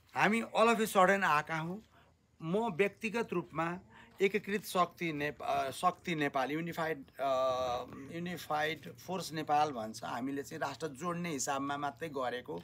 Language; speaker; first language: Nepali; native; Nepali